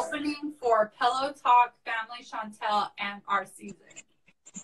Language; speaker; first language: English; native; English